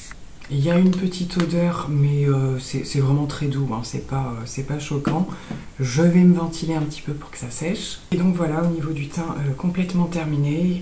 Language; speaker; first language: French; native; French